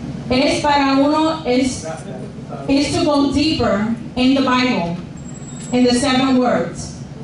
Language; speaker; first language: English; early bilingual, other home language; Spanish